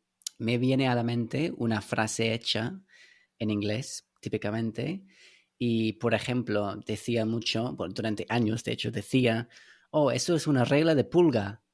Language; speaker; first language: Spanish; non-native, fluent; English